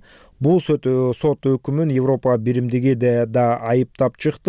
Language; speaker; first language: Kyrgyz; native; Kyrgyz